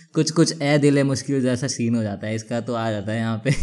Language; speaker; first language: Hindi; non-native, local second language; Marathi